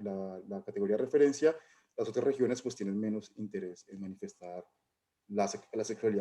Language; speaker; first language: Spanish; native; Spanish